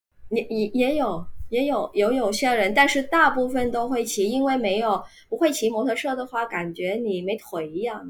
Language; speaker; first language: Chinese; non-native, fluent; Vietnamese